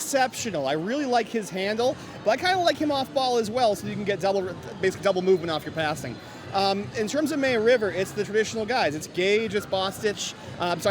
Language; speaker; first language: English; native; English